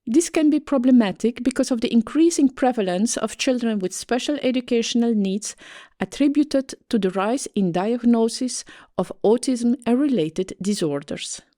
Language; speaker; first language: English; non-native, fluent; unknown